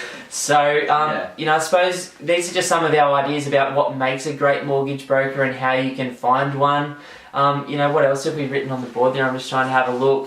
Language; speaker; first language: English; native; English